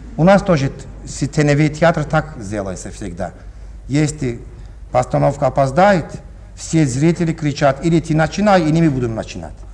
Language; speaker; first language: Russian; non-native, learner; Turkish